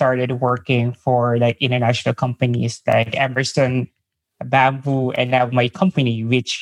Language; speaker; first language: English; non-native, local second language; Filipino